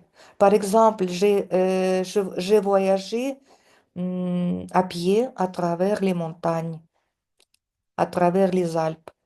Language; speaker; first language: French; non-native, fluent; Russian